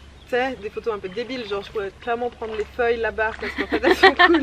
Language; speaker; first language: French; native; French